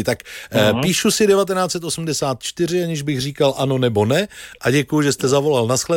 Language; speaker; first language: Czech; native; Czech